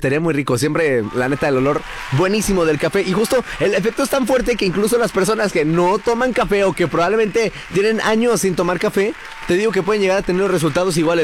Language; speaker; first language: Spanish; native; Spanish